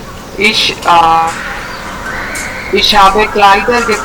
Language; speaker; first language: German; non-native, learner; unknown